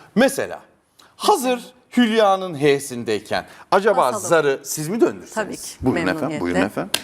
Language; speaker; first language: Turkish; native; Turkish